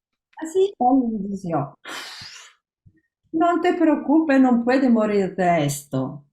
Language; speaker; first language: Spanish; non-native, learner; Italian